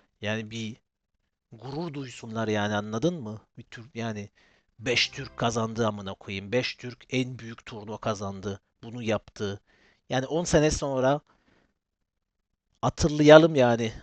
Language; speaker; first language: Turkish; early bilingual, heritage; Turkish